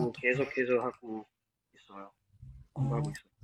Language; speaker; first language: Korean; non-native, learner; Chinese